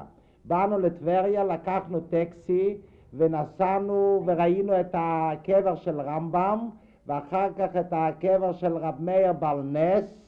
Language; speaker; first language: Hebrew; non-native, fluent; Yiddish